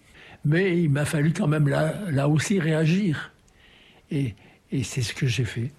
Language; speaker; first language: French; native; French